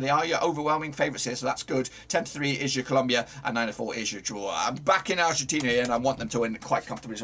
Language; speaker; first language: English; native; English